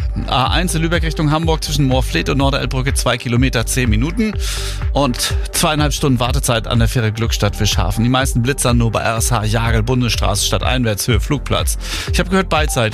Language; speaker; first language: German; native; German